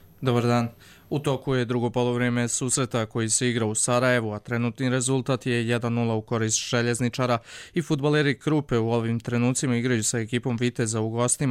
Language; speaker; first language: Serbian; native; Serbian